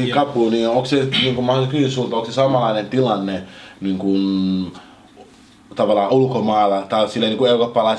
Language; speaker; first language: Finnish; early bilingual, other home language; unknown